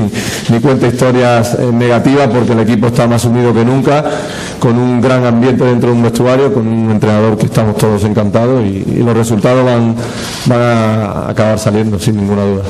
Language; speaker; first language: Spanish; native; Spanish